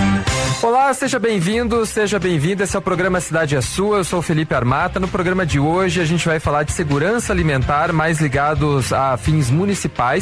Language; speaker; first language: Portuguese; native; Portuguese